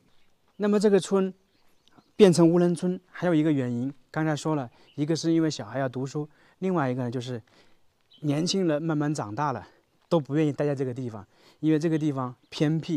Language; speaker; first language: Chinese; native; Chinese